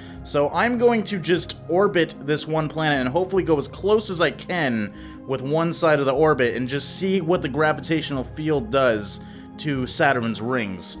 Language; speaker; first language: English; native; English